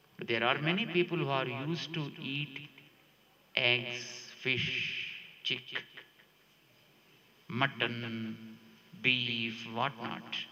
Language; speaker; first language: English; non-native, local second language; Telugu